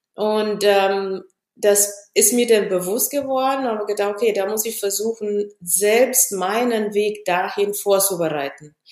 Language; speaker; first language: German; non-native, fluent; Amharic